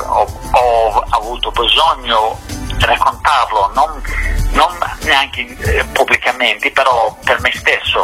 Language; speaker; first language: Italian; non-native, fluent; English